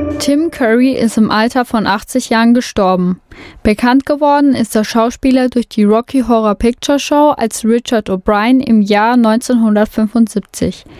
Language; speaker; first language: German; native; German